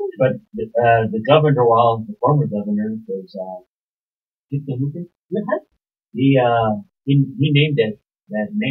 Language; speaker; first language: English; early bilingual, other home language; Spanish